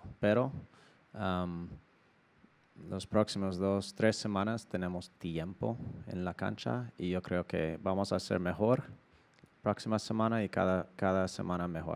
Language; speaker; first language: Spanish; non-native, learner; English